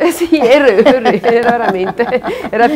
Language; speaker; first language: Italian; native; Italian